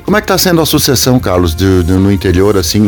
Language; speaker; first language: Portuguese; native; Portuguese